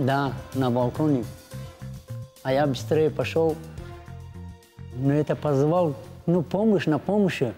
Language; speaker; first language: Russian; non-native, learner; Tajik